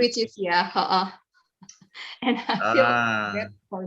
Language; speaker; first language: English; non-native, learner; Indonesian